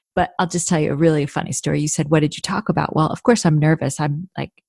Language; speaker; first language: English; native; English